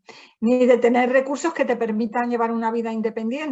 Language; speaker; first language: Spanish; native; Spanish